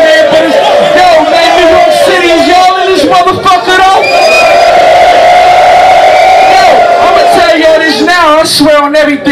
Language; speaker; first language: English; native; English